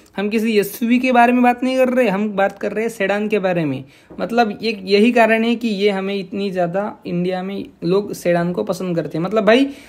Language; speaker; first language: Hindi; non-native, local second language; Marathi